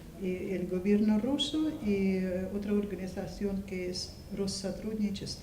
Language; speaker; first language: Spanish; non-native, fluent; Russian